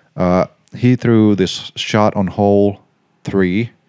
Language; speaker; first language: English; non-native, fluent; Finnish